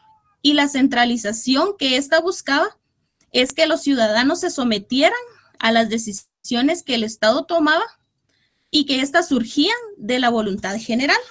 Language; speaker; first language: Spanish; native; Spanish